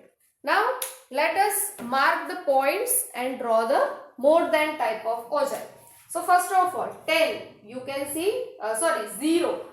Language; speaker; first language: English; non-native, local second language; Hindi